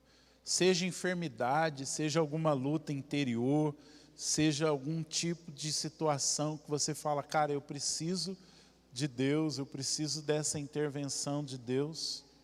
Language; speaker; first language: Portuguese; native; Portuguese